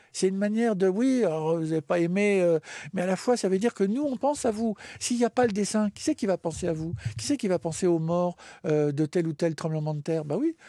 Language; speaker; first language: French; native; French